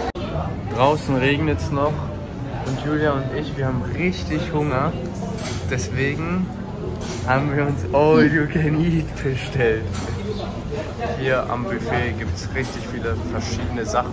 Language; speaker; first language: German; native; German